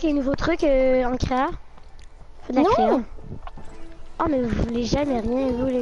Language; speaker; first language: French; native; French